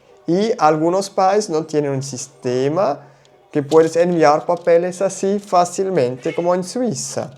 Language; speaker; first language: Spanish; non-native, learner; German